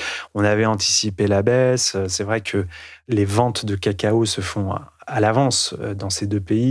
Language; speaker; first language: French; native; French